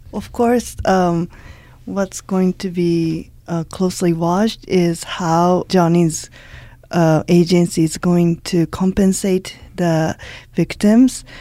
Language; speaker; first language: English; early bilingual, other home language; Japanese